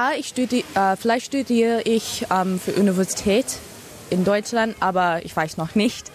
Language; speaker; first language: German; early bilingual, heritage; English